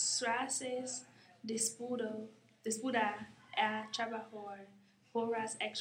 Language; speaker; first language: Spanish; non-native, learner; English